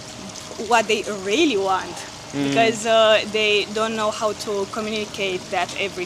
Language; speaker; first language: English; non-native, fluent; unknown